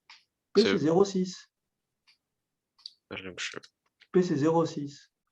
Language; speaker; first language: French; native; French